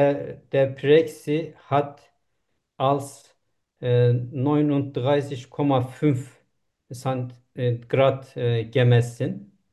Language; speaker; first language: German; non-native, learner; Turkish